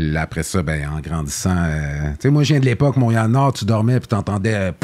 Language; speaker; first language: French; native; French